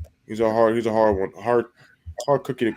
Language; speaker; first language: English; native; English